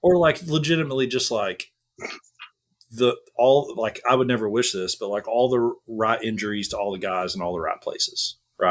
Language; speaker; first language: English; native; English